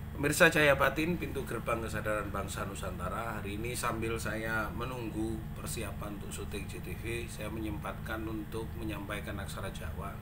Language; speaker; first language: Indonesian; non-native, local second language; Madurese